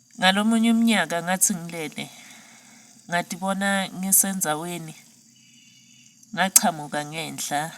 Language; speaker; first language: Zulu; non-native, local second language; Swati